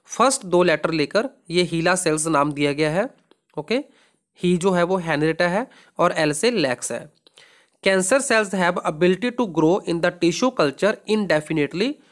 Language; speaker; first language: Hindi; non-native, local second language; Punjabi